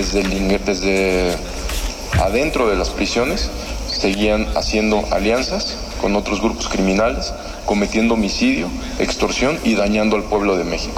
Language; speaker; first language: Spanish; native; Spanish